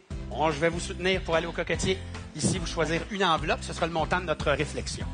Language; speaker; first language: French; native; French